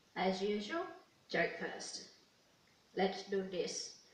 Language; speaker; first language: English; native; English